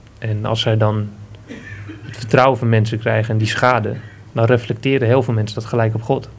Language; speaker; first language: Dutch; native; Dutch